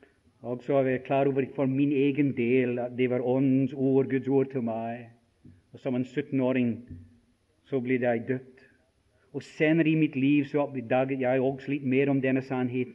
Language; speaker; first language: Norwegian; non-native, fluent; English